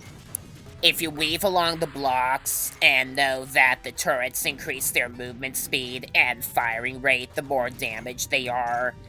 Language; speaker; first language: English; native; English